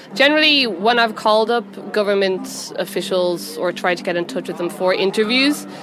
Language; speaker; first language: English; native; English